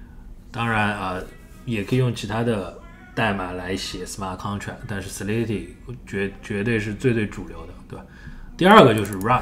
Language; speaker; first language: Chinese; native; Chinese